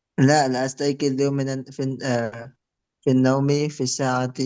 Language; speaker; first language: Arabic; non-native, learner; Indonesian